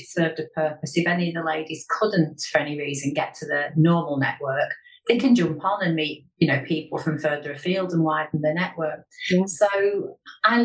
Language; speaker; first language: English; native; English